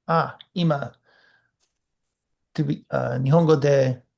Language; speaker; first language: Japanese; non-native, learner; English